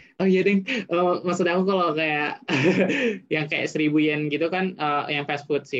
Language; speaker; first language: Indonesian; native; Indonesian